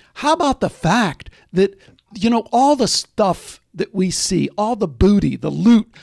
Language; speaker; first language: English; native; English